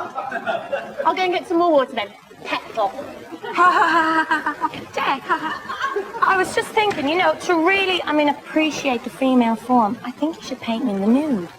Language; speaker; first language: English; native; English